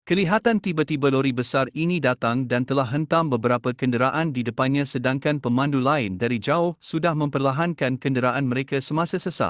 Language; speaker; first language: Malay; native; Malay